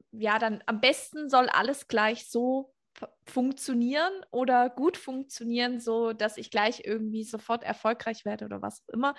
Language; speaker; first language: German; native; German